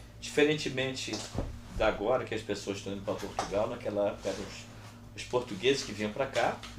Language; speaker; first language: Portuguese; early bilingual, other home language; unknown